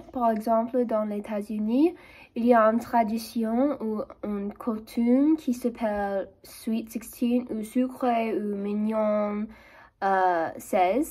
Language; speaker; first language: French; non-native, learner; English